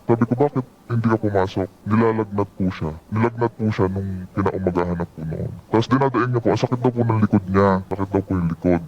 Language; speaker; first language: Filipino; native; Filipino